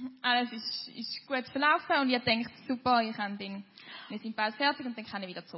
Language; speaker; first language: German; native; German